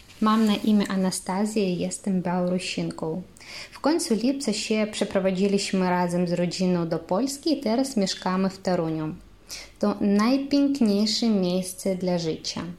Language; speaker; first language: Polish; non-native, learner; Belarusian